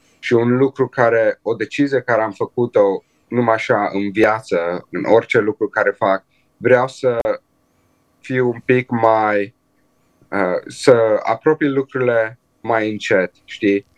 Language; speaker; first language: Romanian; early bilingual, heritage; Romanian